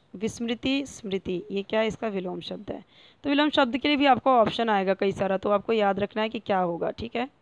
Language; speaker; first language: Hindi; non-native, local second language; Marathi